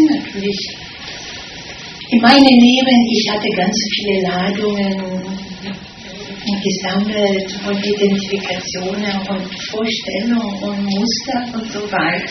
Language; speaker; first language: German; non-native, fluent; Italian